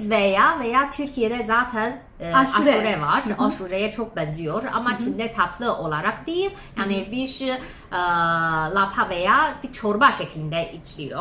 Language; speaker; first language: Turkish; non-native, fluent; Chinese